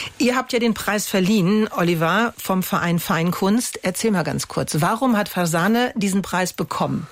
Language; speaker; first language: German; native; German